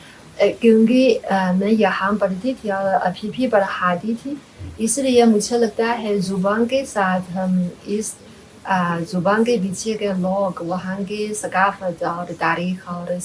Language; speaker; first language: Hindi; non-native, fluent; Chinese